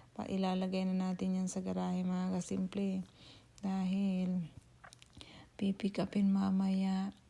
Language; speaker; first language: Filipino; non-native, local second language; Cebuano